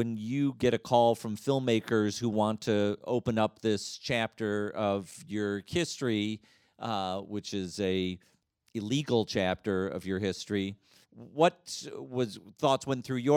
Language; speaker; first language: English; native; English